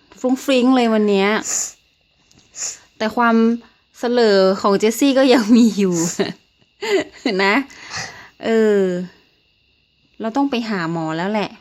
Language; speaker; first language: Thai; native; Thai